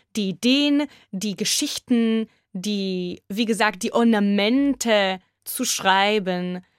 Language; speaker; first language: German; non-native, fluent; Hebrew